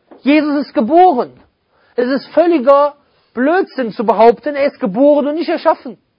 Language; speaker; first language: German; native; German